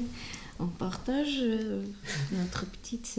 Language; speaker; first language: French; non-native, fluent; Armenian